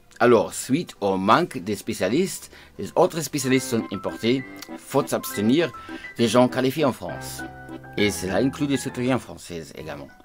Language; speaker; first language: French; non-native, fluent; German